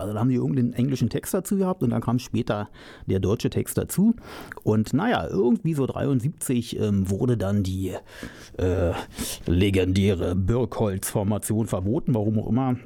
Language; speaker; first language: German; native; German